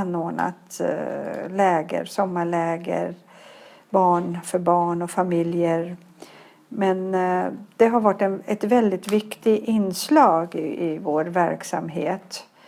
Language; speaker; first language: Swedish; early bilingual, other home language; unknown